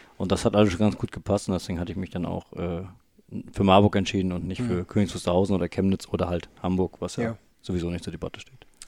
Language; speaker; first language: German; native; German